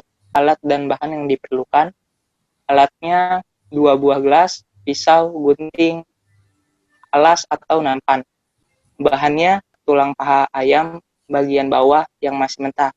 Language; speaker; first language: Indonesian; native; Indonesian